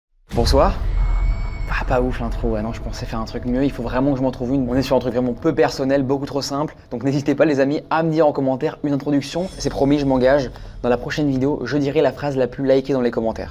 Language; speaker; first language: French; native; French